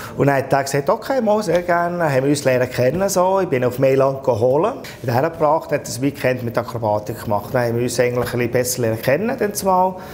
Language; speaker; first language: German; non-native, fluent; Italian